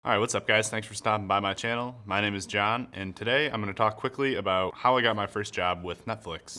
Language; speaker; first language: English; native; English